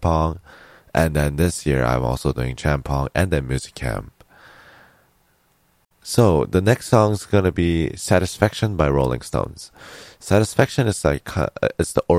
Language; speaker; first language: English; non-native, fluent; Korean